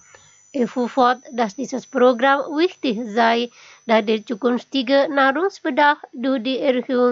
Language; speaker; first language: German; non-native, fluent; Indonesian